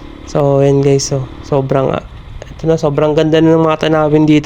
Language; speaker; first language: Filipino; native; Filipino